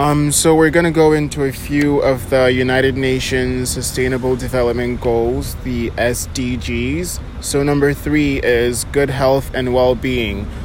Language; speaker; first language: English; native; English